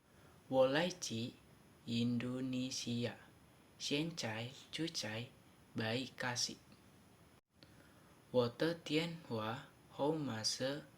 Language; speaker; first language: Chinese; non-native, learner; Indonesian